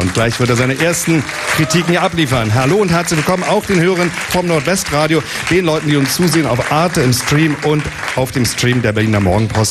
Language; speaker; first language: German; native; German